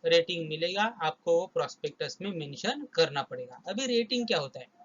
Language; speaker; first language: Hindi; non-native, local second language; Marathi